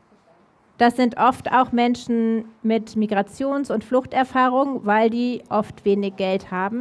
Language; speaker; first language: German; native; German